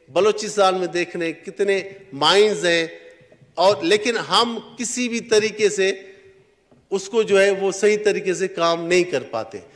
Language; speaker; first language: Urdu; non-native, local second language; Sindhi